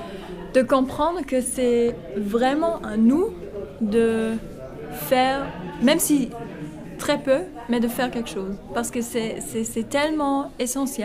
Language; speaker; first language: French; non-native, local second language; German